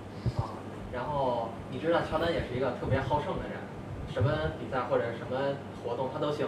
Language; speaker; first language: Chinese; native; Chinese